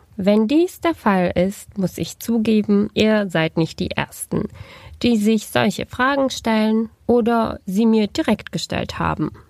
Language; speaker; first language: German; early bilingual, other home language; Turkish